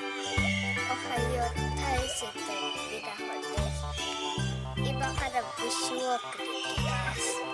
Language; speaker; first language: Japanese; early bilingual, heritage; Japanese